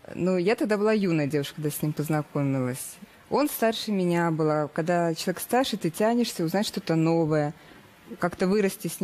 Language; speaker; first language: Russian; native; Russian